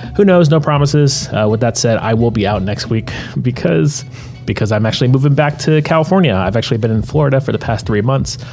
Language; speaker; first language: English; native; English